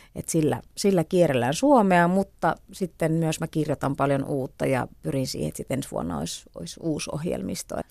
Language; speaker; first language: Finnish; native; Finnish